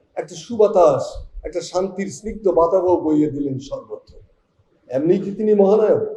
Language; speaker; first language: Bangla; native; Bangla